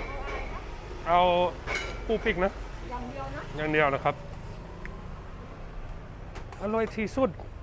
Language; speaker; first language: Thai; non-native, learner; English